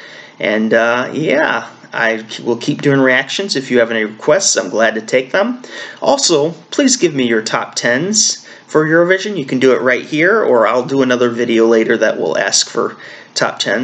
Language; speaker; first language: English; native; English